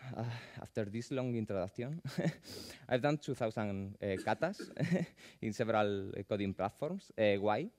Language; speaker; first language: English; non-native, fluent; Spanish